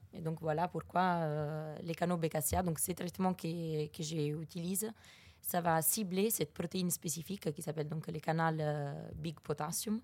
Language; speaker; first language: French; non-native, fluent; Italian